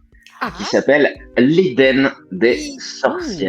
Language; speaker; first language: French; native; French